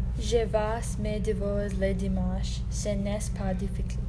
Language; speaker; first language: French; non-native, learner; English